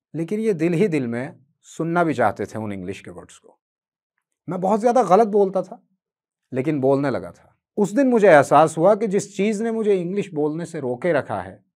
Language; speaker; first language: Hindi; native; Hindi